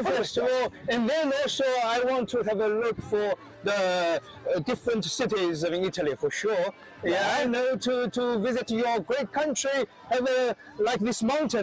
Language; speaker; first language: English; non-native, learner; Chinese